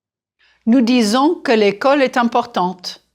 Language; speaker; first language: French; non-native, fluent; English